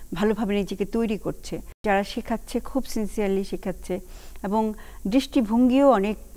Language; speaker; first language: Bangla; native; Bangla